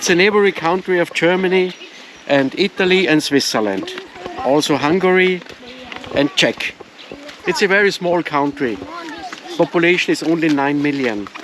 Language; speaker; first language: English; non-native, learner; German